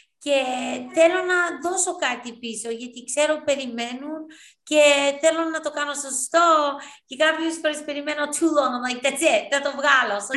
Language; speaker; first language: Greek; early bilingual, heritage; Greek